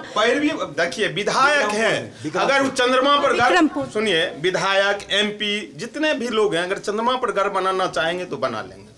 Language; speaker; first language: Hindi; native; Hindi